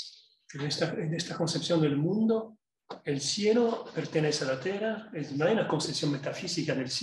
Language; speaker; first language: Spanish; non-native, fluent; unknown